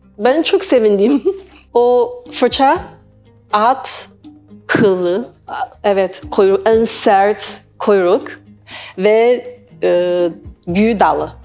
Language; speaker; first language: Turkish; non-native, learner; Chinese